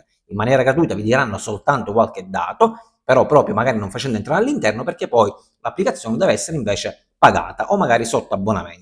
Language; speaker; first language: Italian; native; Italian